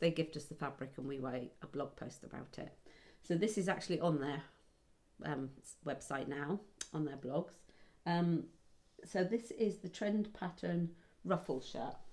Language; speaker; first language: English; native; English